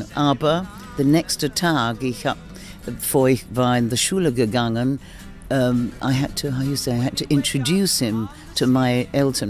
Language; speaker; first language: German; non-native, learner; English